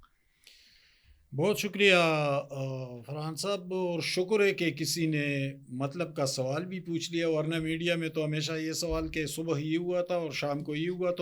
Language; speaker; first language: Urdu; native; Urdu